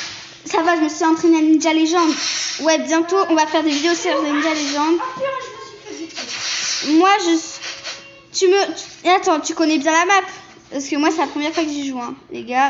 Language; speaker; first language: French; native; French